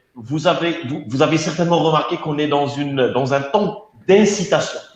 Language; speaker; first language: French; non-native, local second language; Arabic